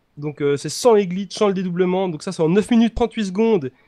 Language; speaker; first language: French; native; French